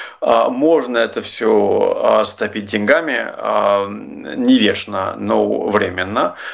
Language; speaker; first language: Russian; non-native, fluent; English